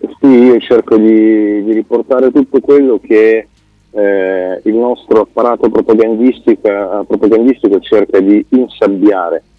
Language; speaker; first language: Italian; non-native, fluent; Russian